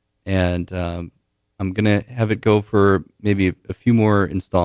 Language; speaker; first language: English; native; English